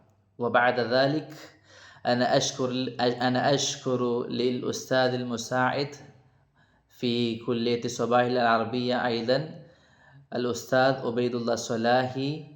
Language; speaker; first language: Arabic; non-native, fluent; Malayalam